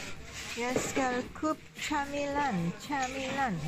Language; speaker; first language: Danish; non-native, learner; Indonesian